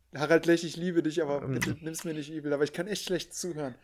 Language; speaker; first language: German; native; German